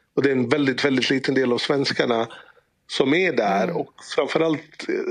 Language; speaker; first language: Swedish; early bilingual, other home language; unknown